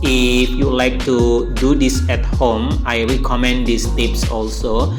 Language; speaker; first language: English; non-native, learner; Indonesian